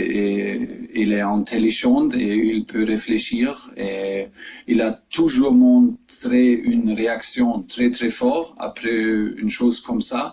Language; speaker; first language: French; non-native, fluent; German